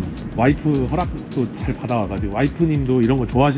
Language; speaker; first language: Korean; native; Korean